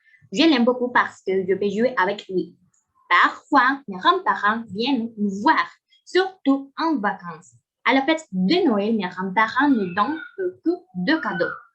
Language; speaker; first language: French; non-native, fluent; Spanish